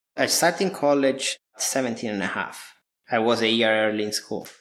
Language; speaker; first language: English; non-native, fluent; Italian